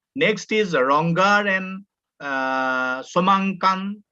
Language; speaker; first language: English; non-native, local second language; Assamese